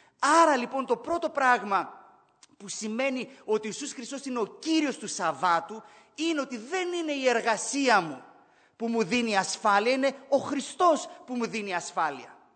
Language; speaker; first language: Greek; native; Greek